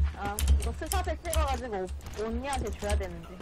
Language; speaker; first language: Korean; native; Korean